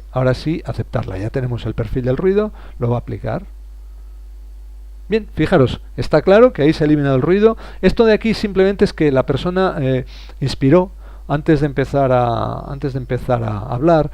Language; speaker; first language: Spanish; native; Spanish